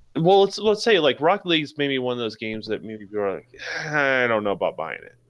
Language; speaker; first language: English; native; English